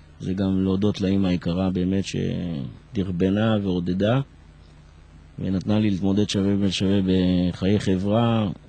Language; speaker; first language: Hebrew; early bilingual, other home language; Arabic